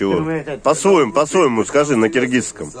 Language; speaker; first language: Russian; native; Russian